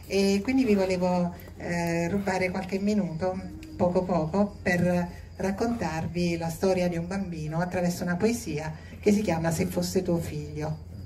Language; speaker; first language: Italian; native; Italian